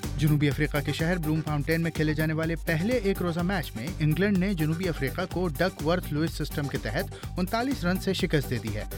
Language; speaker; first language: Urdu; native; Urdu